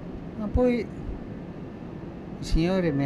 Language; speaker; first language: Italian; non-native, fluent; Spanish